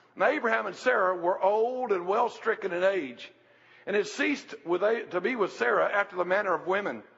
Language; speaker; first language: English; native; English